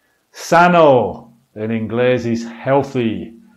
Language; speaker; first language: Spanish; non-native, fluent; English